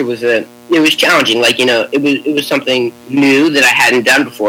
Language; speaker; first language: English; native; English